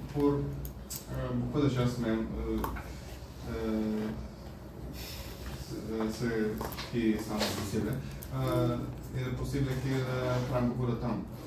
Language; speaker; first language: French; non-native, learner; Bulgarian